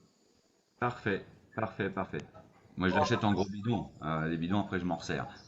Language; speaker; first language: French; native; French